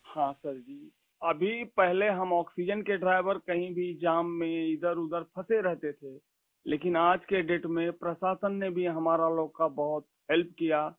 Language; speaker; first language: Hindi; native; Hindi